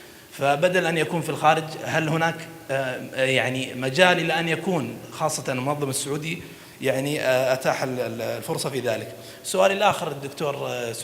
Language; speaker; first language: Arabic; native; Arabic